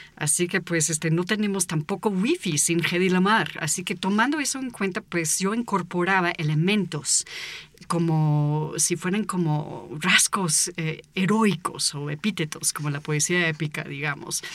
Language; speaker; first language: Spanish; non-native, fluent; English